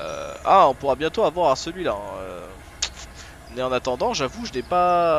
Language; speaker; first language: French; native; French